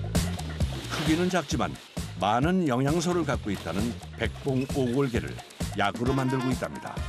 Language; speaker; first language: Korean; native; Korean